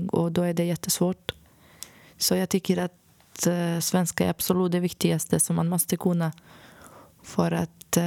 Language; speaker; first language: Swedish; non-native, fluent; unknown